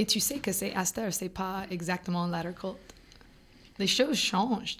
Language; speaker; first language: French; non-native, fluent; English